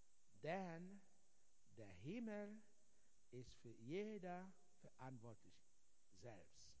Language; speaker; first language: German; non-native, fluent; Igbo